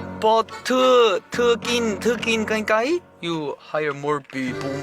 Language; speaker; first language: English; non-native, learner; Thai